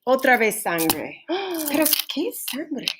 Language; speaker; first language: Spanish; early bilingual, other home language; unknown